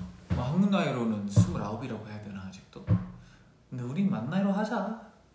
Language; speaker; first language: Korean; early bilingual, heritage; Korean